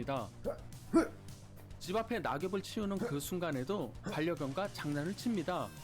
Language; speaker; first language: Korean; native; Korean